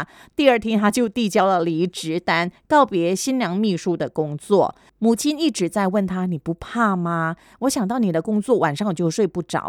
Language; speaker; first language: Chinese; native; Chinese